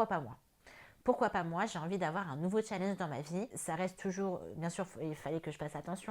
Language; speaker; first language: French; native; French